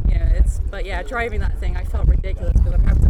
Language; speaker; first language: English; native; English